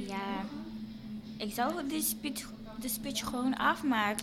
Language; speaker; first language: Dutch; non-native, fluent; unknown